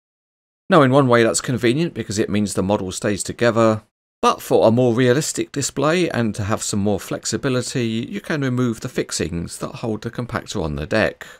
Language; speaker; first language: English; native; English